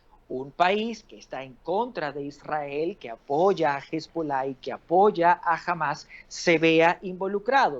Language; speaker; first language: Spanish; native; Spanish